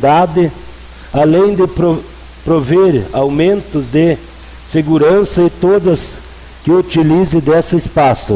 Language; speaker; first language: Portuguese; native; Portuguese